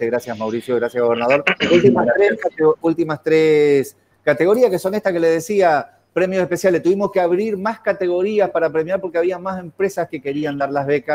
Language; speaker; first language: Spanish; native; Spanish